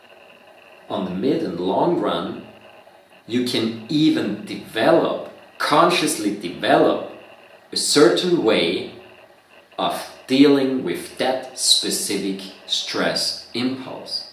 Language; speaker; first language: English; non-native, fluent; German